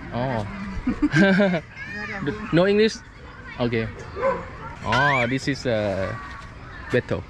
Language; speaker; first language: English; non-native, learner; Thai